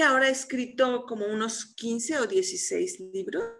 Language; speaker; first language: English; non-native, fluent; Spanish